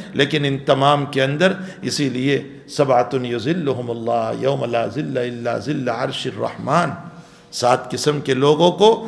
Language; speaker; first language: Urdu; non-native, local second language; Gujarati